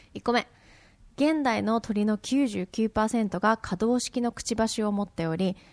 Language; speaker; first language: Japanese; native; Japanese